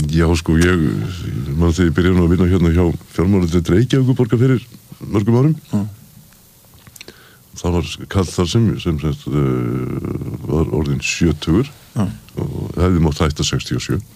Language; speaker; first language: Icelandic; native; Icelandic